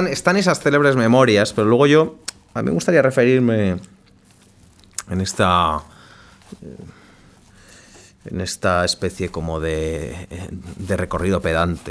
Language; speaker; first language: Spanish; native; Spanish